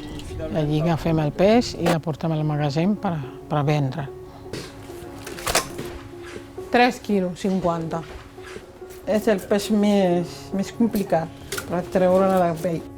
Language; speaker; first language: Catalan; non-native, local second language; Fula